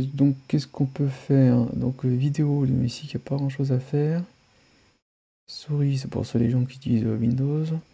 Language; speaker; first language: French; native; French